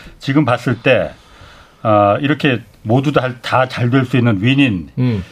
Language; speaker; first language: Korean; native; Korean